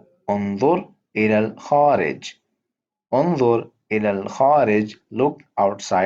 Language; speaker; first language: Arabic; non-native, fluent; Urdu